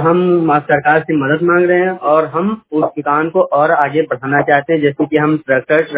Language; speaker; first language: Hindi; native; Hindi